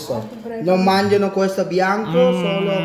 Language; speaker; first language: Italian; non-native, learner; Sinhala